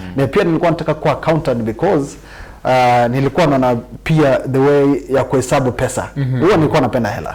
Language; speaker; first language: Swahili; non-native, local second language; Gusii